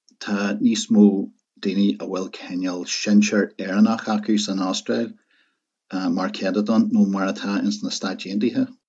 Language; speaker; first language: Irish; non-native, local second language; English